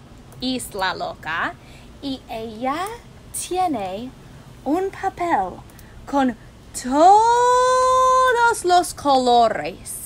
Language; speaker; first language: Spanish; non-native, fluent; English